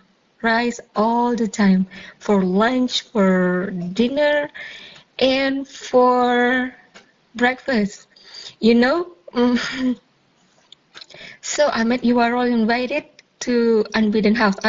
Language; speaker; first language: English; non-native, fluent; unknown